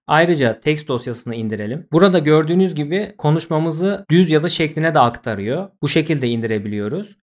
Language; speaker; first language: Turkish; native; Turkish